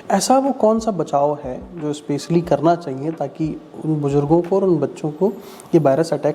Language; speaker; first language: Hindi; native; Hindi